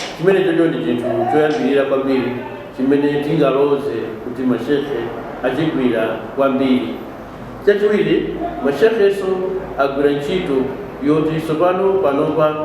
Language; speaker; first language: Nyanja; non-native, local second language; Yao